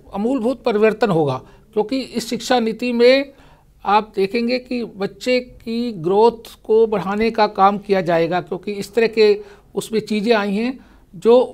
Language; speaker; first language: Hindi; native; Hindi